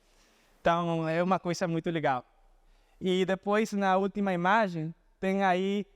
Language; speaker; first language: Portuguese; non-native, fluent; Spanish